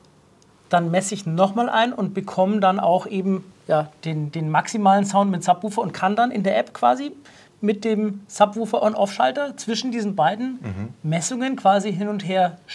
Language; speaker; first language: German; native; German